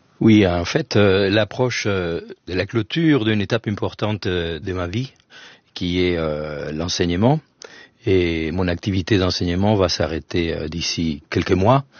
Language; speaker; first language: French; non-native, fluent; Spanish